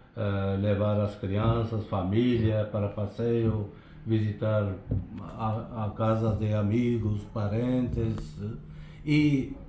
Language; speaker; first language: Portuguese; non-native, fluent; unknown